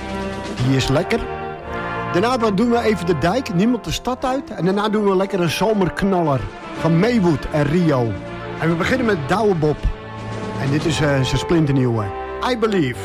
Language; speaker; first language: Dutch; native; Dutch